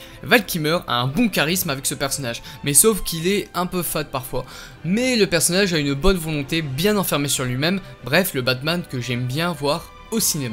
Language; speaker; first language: French; native; French